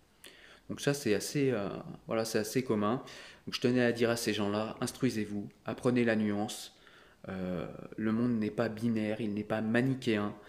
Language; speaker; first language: French; native; French